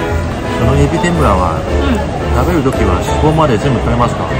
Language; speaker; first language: Japanese; non-native, learner; Chinese